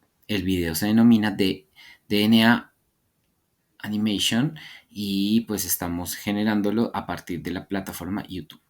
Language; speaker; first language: Spanish; native; Spanish